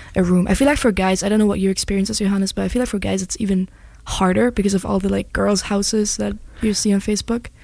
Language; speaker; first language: English; non-native, fluent; German